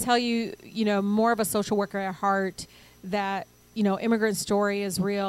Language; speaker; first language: English; early bilingual, other home language; Arabic